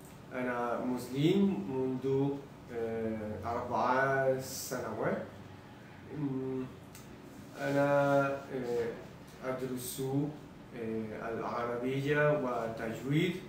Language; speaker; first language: Arabic; non-native, learner; Spanish